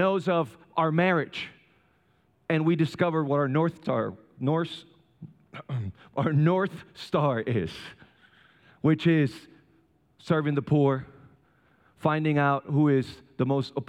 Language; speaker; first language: English; non-native, fluent; Spanish